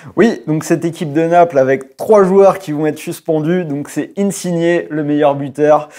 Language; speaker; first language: French; native; French